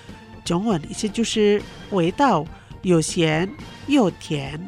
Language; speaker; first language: Chinese; non-native, fluent; Indonesian